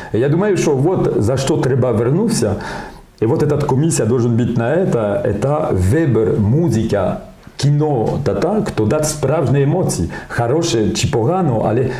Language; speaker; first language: Ukrainian; non-native, learner; French